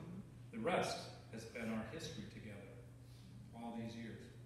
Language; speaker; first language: English; native; English